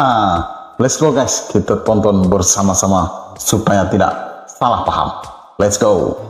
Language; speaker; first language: Malay; native; Malay